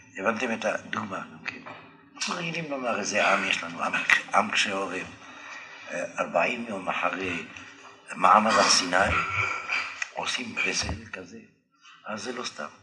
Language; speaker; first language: Hebrew; non-native, fluent; French